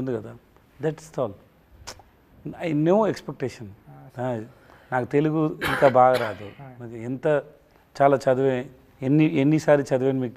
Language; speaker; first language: Telugu; non-native, learner; Tamil